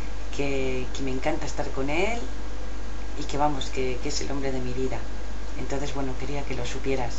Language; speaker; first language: Spanish; native; Spanish